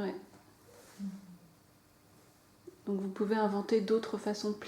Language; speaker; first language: French; native; French